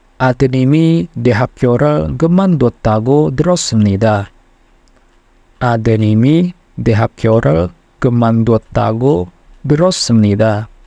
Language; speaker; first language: Korean; non-native, fluent; Indonesian